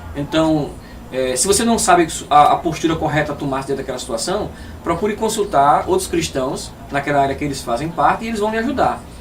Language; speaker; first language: Portuguese; native; Portuguese